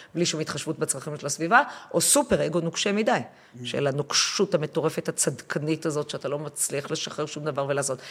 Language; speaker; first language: Hebrew; native; Hebrew